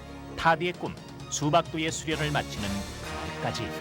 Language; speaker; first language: Korean; native; Korean